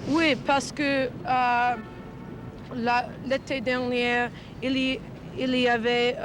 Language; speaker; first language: French; non-native, learner; English